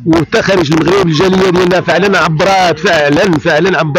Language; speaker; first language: Arabic; native; Arabic